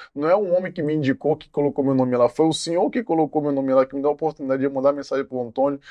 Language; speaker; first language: Portuguese; native; Portuguese